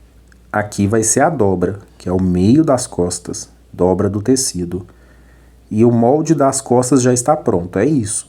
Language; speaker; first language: Portuguese; native; Portuguese